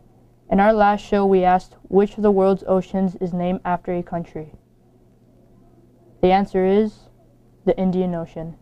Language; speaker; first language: English; native; English